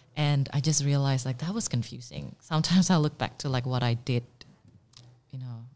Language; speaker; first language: English; non-native, fluent; Indonesian